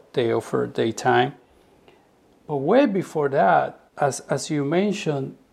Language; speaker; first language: English; non-native, fluent; Spanish